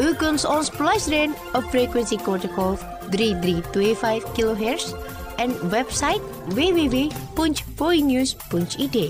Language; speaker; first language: Dutch; non-native, fluent; Indonesian